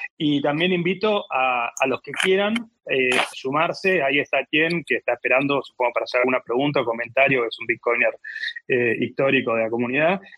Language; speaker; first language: Spanish; native; Spanish